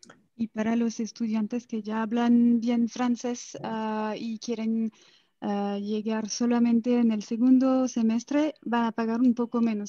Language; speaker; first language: Spanish; non-native, fluent; French